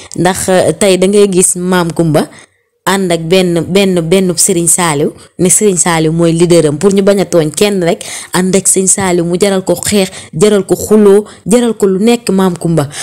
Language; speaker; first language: Wolof; native; Wolof